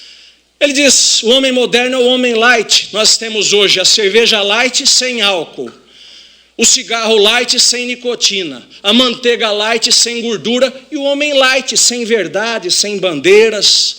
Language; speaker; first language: Portuguese; native; Portuguese